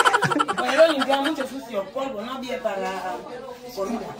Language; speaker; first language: Spanish; non-native, local second language; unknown